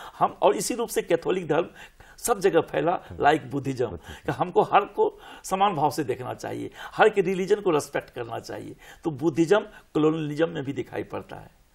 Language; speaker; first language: Hindi; native; Hindi